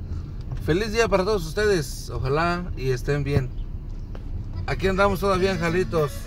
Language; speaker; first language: Spanish; native; Spanish